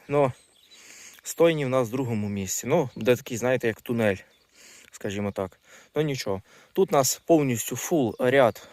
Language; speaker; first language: Ukrainian; non-native, local second language; Russian